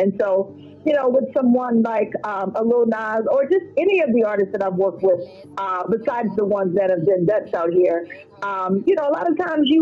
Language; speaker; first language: English; native; English